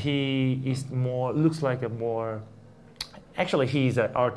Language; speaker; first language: English; non-native, learner; Korean